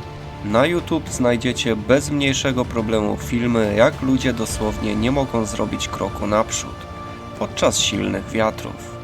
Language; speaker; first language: Polish; native; Polish